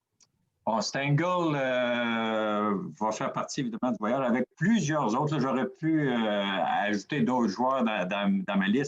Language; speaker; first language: French; native; French